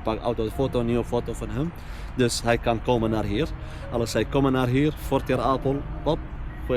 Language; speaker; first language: Dutch; non-native, learner; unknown